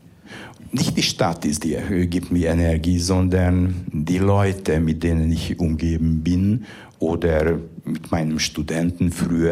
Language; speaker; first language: German; non-native, fluent; Hungarian